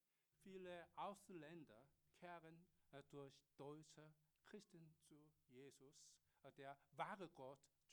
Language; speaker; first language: German; non-native, learner; Korean